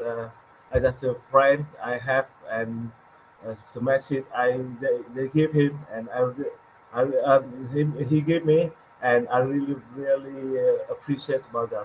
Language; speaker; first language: English; non-native, learner; Vietnamese